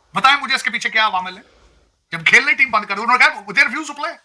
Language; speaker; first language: Urdu; non-native, local second language; Punjabi